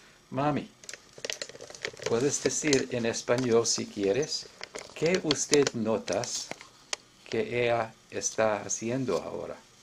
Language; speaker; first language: Spanish; non-native, learner; English